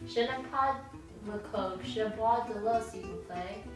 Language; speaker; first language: French; non-native, learner; English